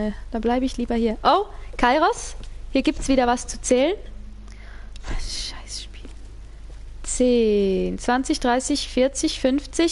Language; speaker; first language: German; native; German